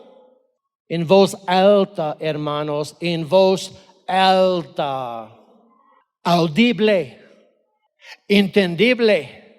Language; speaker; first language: Spanish; non-native, fluent; English